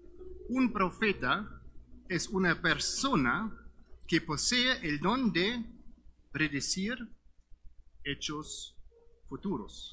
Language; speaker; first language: Spanish; non-native, fluent; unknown